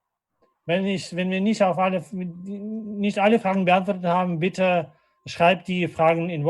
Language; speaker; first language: German; non-native, fluent; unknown